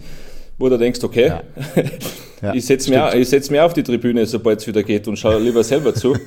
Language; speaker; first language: German; native; German